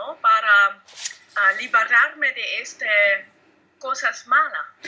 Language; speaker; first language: Spanish; non-native, learner; German